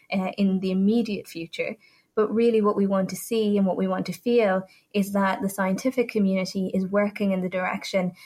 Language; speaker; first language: English; non-native, fluent; Italian